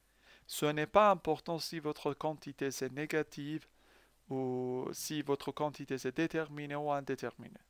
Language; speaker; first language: French; non-native, fluent; Persian